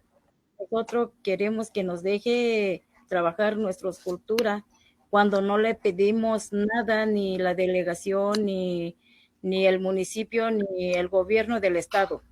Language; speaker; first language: Spanish; non-native, local second language; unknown